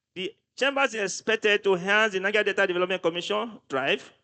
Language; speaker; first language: English; non-native, local second language; Yoruba